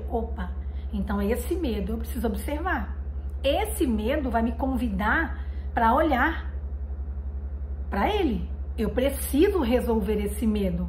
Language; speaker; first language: Portuguese; native; Portuguese